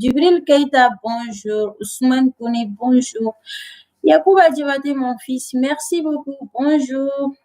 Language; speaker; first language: French; non-native, local second language; Bambara